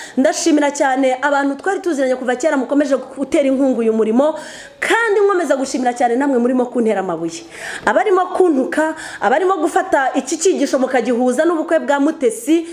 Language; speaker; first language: Kinyarwanda; early bilingual, heritage; Kinyarwanda